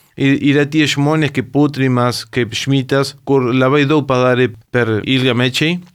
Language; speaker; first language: Lithuanian; early bilingual, heritage; Lithuanian